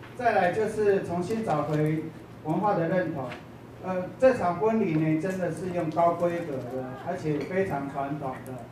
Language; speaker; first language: Chinese; native; Chinese